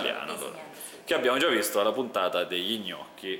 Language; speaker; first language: Italian; native; Italian